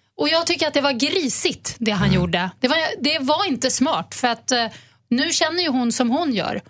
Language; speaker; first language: Swedish; native; Swedish